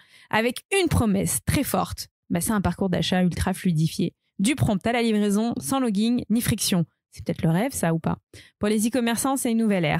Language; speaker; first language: French; native; French